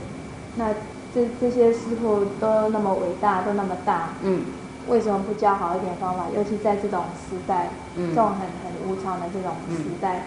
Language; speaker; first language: Chinese; native; Chinese